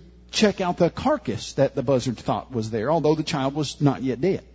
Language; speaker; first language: English; native; English